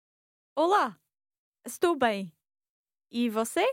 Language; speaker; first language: Portuguese; non-native, learner; English